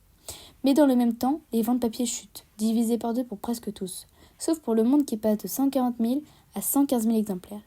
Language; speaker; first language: French; native; French